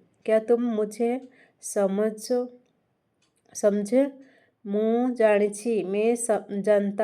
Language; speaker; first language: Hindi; non-native, local second language; Odia